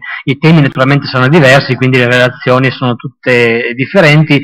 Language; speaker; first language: Italian; native; Italian